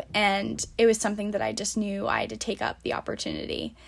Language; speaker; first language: English; native; English